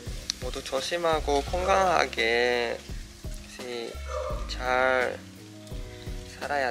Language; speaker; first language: Korean; non-native, fluent; Japanese